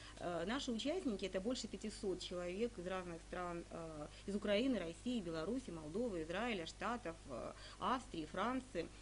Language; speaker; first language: Russian; native; Russian